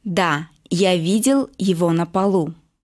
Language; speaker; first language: Russian; non-native, local second language; Uzbek